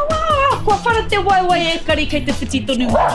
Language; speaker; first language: Māori; non-native, local second language; English